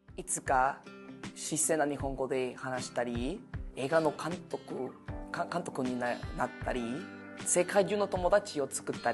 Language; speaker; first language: Japanese; non-native, learner; Spanish